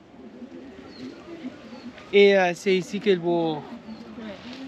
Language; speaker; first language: French; non-native, fluent; Hindi